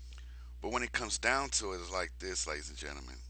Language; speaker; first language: English; native; English